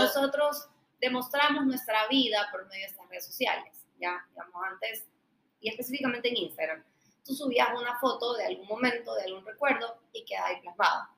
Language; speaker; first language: Spanish; native; Spanish